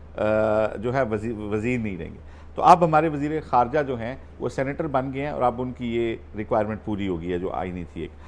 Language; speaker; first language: Urdu; native; Urdu